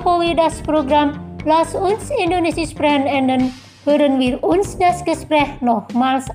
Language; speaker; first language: German; non-native, fluent; Indonesian